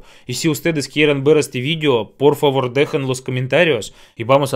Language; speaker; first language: Spanish; non-native, fluent; Russian